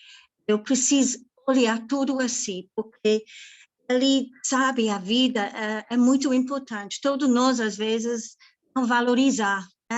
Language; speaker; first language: Portuguese; non-native, learner; English